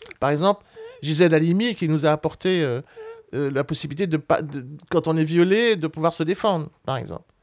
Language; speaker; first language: French; native; French